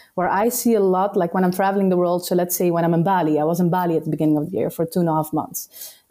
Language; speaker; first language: English; non-native, fluent; Dutch